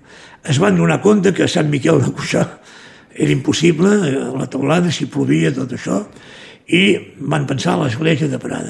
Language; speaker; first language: Catalan; native; Catalan